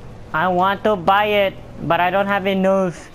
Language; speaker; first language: English; native; English